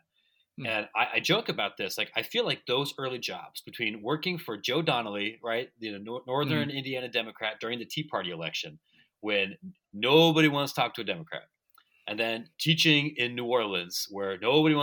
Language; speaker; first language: English; native; English